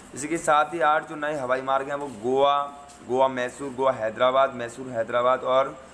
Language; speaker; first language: Hindi; native; Hindi